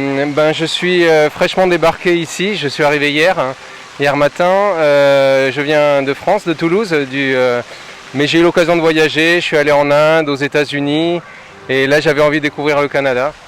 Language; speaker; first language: French; native; French